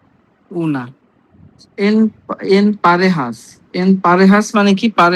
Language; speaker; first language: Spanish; non-native, learner; Bangla